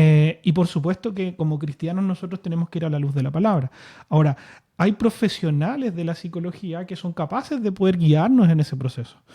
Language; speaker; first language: Spanish; native; Spanish